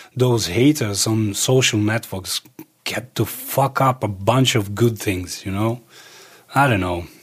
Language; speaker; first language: English; early bilingual, other home language; Croatian